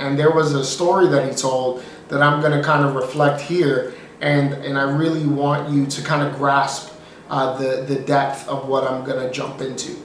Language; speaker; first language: English; native; English